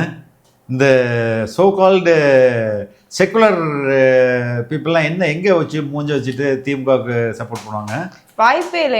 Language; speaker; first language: Tamil; native; Tamil